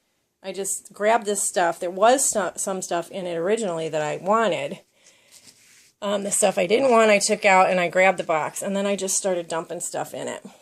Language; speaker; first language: English; native; English